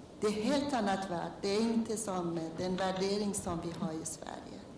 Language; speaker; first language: Swedish; non-native, learner; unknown